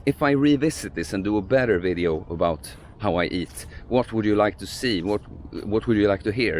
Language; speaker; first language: English; non-native, fluent; Swedish